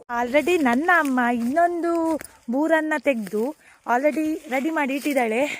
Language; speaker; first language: Kannada; non-native, local second language; Tulu